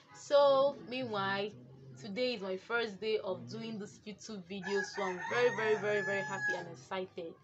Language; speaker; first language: English; non-native, local second language; Igbo